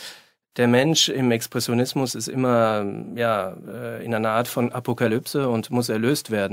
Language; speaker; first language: German; native; German